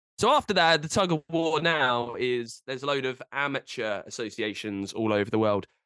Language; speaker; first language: English; native; English